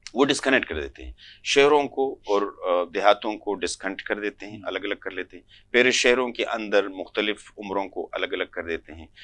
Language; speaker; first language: Urdu; non-native, local second language; Pashto